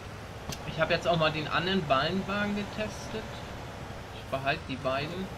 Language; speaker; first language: German; native; German